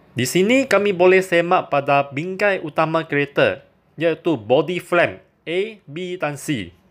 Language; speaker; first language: Malay; non-native, local second language; Chinese